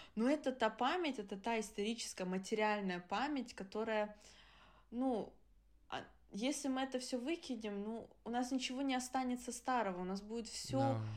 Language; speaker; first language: Russian; early bilingual, other home language; Adyghe